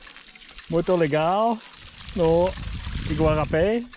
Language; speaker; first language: Portuguese; non-native, learner; French